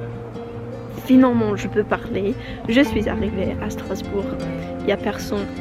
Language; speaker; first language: French; non-native, learner; English